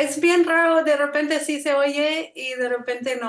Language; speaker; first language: Spanish; non-native, fluent; English